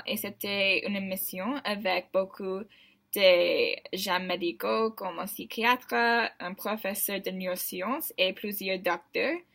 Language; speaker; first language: French; non-native, learner; English